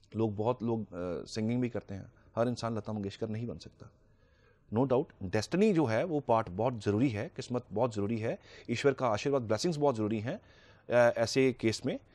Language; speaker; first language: Hindi; native; Hindi